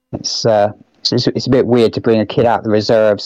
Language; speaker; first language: English; native; English